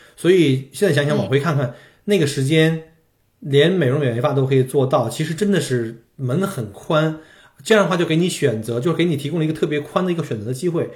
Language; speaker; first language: Chinese; native; Chinese